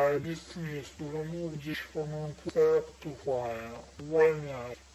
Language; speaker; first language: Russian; non-native, learner; English